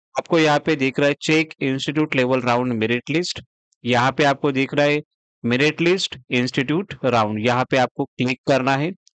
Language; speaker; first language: Hindi; non-native, local second language; Marathi